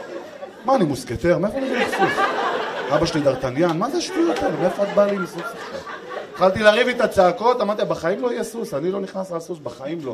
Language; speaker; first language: Hebrew; native; Hebrew